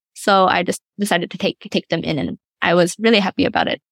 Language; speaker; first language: English; non-native, local second language; Filipino